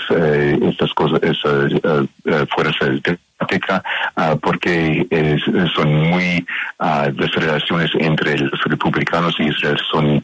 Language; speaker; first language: Spanish; non-native, learner; English